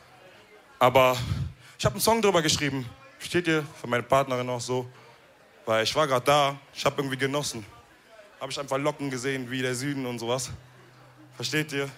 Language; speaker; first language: German; early bilingual, other home language; Wolof